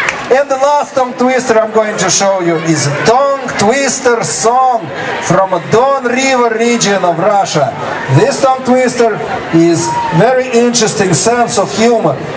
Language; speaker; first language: English; non-native, fluent; Russian